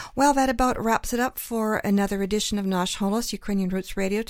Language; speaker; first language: English; native; English